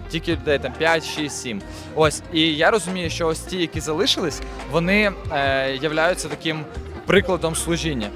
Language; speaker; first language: Ukrainian; native; Ukrainian